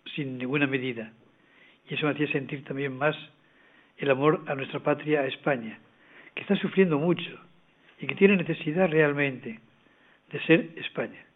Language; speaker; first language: Spanish; native; Spanish